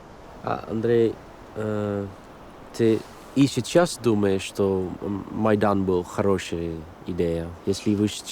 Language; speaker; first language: Russian; non-native, fluent; Dutch